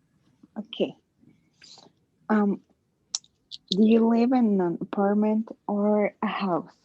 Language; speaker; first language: English; non-native, learner; Spanish